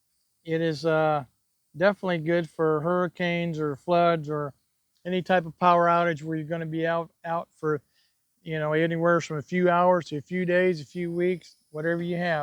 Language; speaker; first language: English; native; English